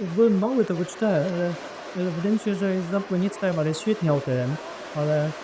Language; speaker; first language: Polish; native; Polish